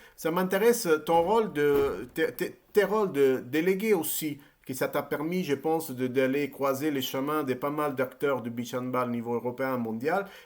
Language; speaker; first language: French; non-native, fluent; Italian